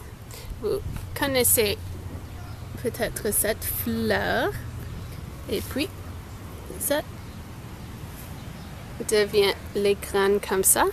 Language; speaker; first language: French; non-native, local second language; English